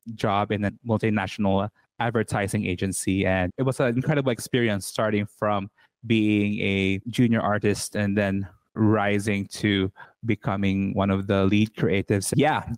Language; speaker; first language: English; non-native, local second language; Cebuano